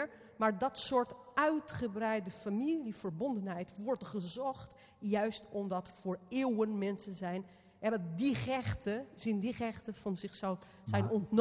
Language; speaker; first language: Dutch; non-native, fluent; Portuguese